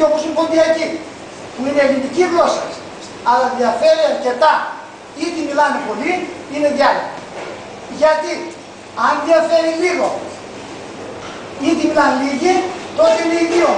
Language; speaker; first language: Greek; non-native, local second language; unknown